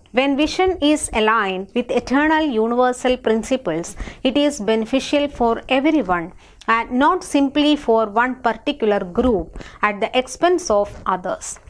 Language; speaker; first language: English; non-native, local second language; Malayalam